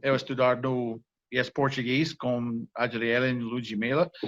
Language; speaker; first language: Portuguese; non-native, learner; English